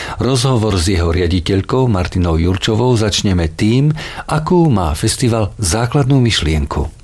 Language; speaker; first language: Slovak; native; Slovak